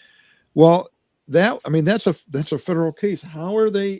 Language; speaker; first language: English; native; English